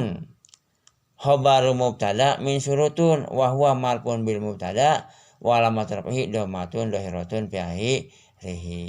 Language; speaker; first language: Arabic; non-native, fluent; Sundanese